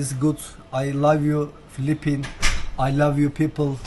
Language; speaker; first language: English; non-native, learner; Turkish